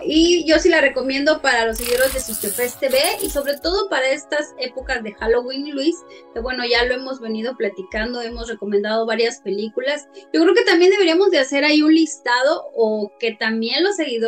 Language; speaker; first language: Spanish; native; Spanish